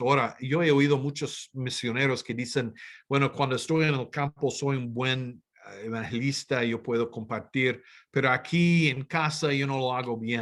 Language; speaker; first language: Spanish; non-native, fluent; English